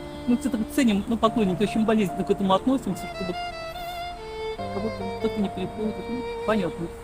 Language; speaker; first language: Russian; native; Russian